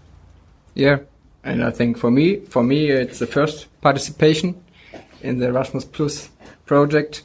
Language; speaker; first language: English; non-native, fluent; German